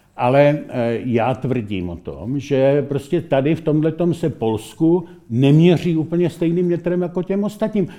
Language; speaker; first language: Czech; native; Czech